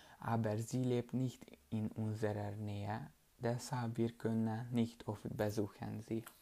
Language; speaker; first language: German; non-native, learner; Hungarian